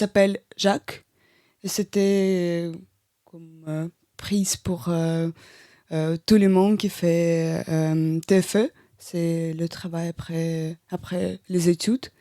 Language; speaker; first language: French; non-native, learner; Russian